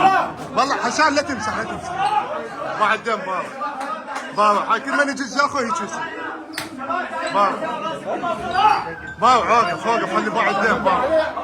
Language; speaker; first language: Arabic; native; Arabic